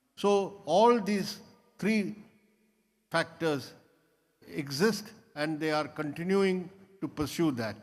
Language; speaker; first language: English; non-native, local second language; Malayalam